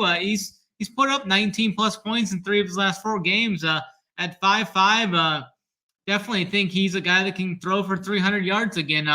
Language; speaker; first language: English; native; English